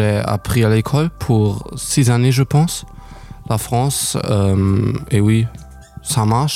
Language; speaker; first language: French; non-native, learner; German